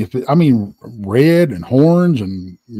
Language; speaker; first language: English; native; English